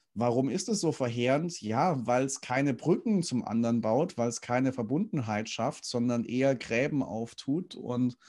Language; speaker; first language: German; native; German